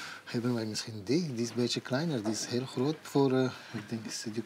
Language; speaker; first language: Dutch; non-native, learner; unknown